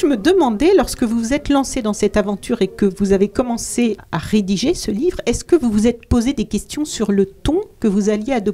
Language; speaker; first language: French; native; French